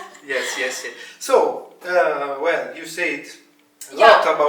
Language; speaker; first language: English; non-native, fluent; Italian